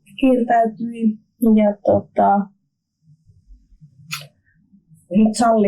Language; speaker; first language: Finnish; native; Finnish